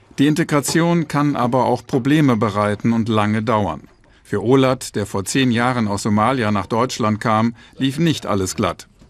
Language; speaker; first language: German; native; German